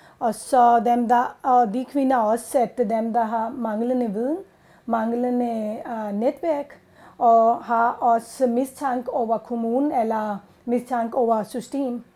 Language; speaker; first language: Danish; non-native, learner; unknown